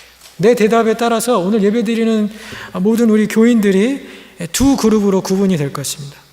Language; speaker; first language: Korean; native; Korean